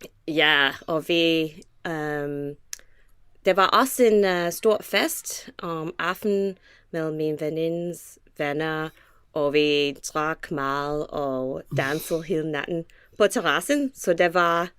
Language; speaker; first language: Danish; non-native, learner; English